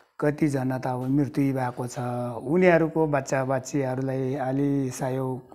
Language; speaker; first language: Nepali; non-native, local second language; Sherpa